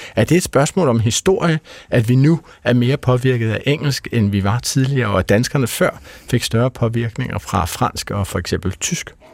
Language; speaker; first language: Danish; native; Danish